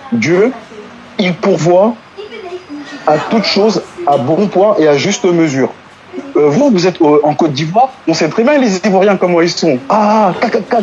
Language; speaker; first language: French; non-native, local second language; Wolof